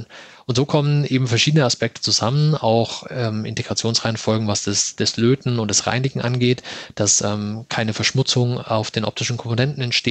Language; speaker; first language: German; native; German